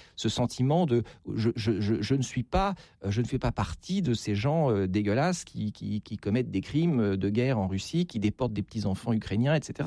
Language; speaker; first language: French; native; French